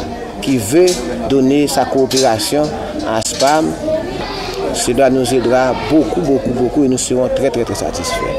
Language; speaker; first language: French; non-native, local second language; Haitian Creole